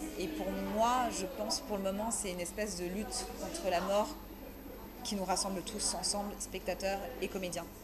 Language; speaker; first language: French; early bilingual, other home language; Persian